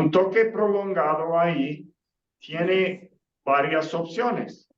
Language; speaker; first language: Spanish; non-native, fluent; English